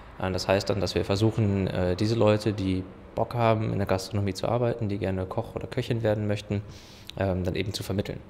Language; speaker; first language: German; native; German